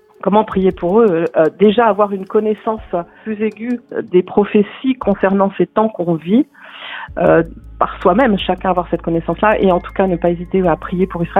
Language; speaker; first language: French; native; French